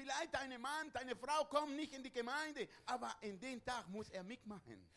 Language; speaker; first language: German; non-native, learner; Spanish